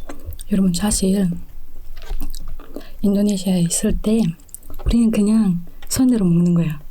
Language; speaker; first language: Korean; non-native, fluent; Indonesian